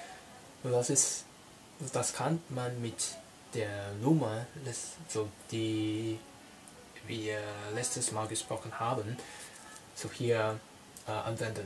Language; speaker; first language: German; non-native, learner; Cantonese